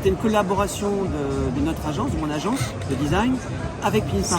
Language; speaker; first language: French; native; French